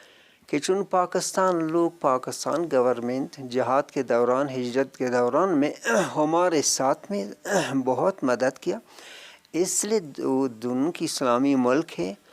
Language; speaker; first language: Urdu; non-native, learner; Persian